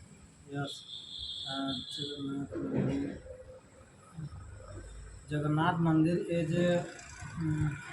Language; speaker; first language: English; non-native, learner; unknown